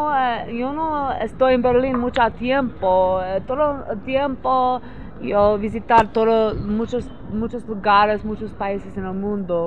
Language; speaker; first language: Spanish; non-native, learner; English